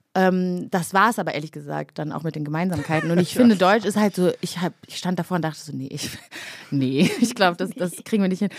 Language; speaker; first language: German; early bilingual, other home language; Kinyarwanda